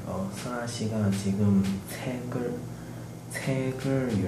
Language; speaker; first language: Korean; non-native, learner; Chinese